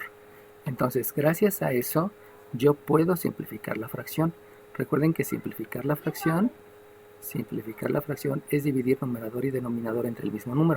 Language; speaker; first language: Spanish; native; Spanish